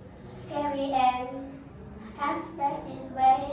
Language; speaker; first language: English; non-native, learner; Vietnamese